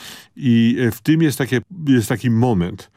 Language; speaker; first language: Polish; early bilingual, other home language; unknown